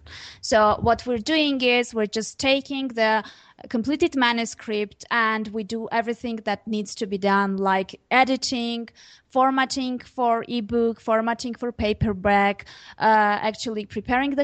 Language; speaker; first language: English; non-native, fluent; Armenian